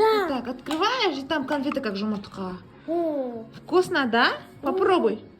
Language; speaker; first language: Russian; non-native, local second language; Kazakh